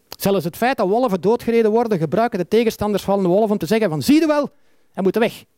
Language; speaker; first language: Dutch; native; Dutch